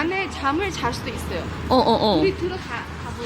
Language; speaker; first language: Korean; non-native, fluent; Chinese